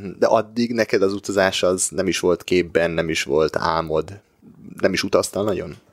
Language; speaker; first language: Hungarian; native; Hungarian